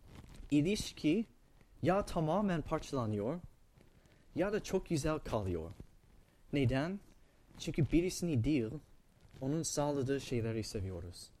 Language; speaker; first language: Turkish; non-native, fluent; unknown